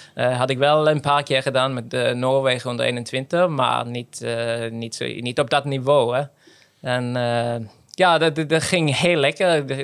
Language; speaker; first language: Dutch; non-native, fluent; Norwegian